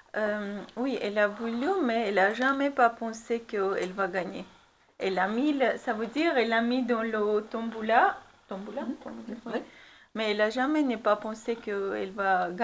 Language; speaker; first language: French; non-native, learner; Armenian